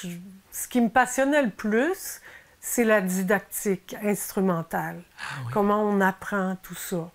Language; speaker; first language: French; native; French